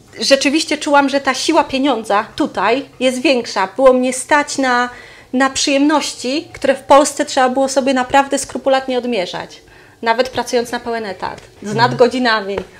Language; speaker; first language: Polish; native; Polish